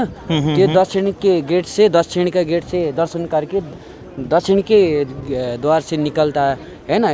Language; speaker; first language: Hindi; non-native, learner; Nepali